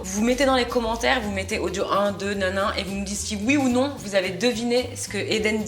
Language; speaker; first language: French; native; French